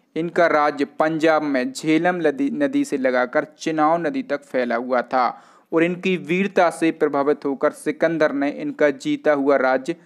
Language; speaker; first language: Hindi; native; Hindi